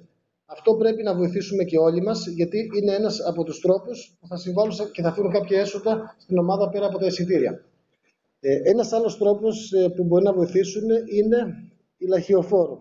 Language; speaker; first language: Greek; native; Greek